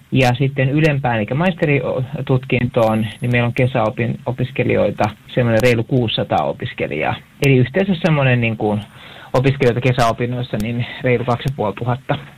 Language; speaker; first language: Finnish; native; Finnish